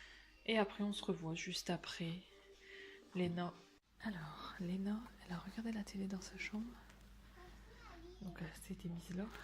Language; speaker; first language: French; native; French